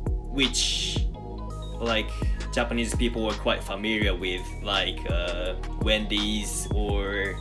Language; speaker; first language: English; non-native, fluent; Japanese